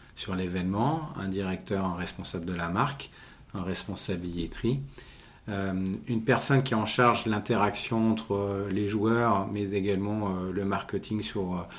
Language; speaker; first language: French; native; French